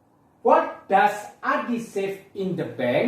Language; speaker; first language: English; non-native, learner; Indonesian